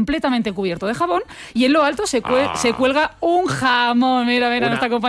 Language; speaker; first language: Spanish; native; Spanish